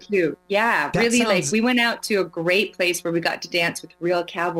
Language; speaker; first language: English; non-native, fluent; Swedish